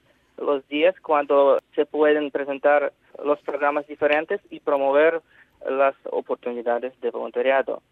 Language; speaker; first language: Spanish; non-native, fluent; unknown